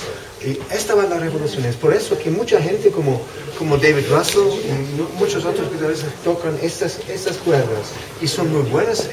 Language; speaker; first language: Spanish; non-native, fluent; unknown